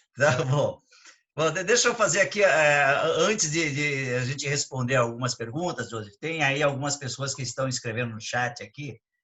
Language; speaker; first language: Portuguese; native; Portuguese